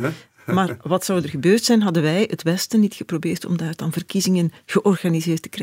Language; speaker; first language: Dutch; native; Dutch